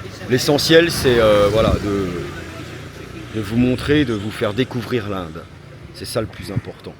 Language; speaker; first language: French; native; French